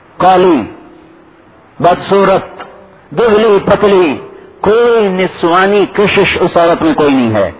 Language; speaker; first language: Urdu; non-native, local second language; Saraiki